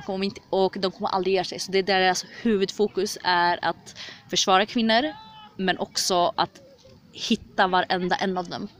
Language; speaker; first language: Swedish; early bilingual, other home language; Kurdish